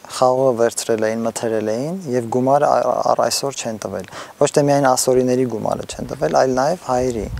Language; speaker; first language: Armenian; non-native, local second language; Assyrian Neo-Aramaic